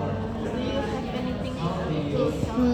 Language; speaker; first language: English; non-native, learner; Indonesian